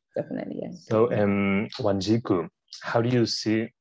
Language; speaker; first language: English; non-native, fluent; Spanish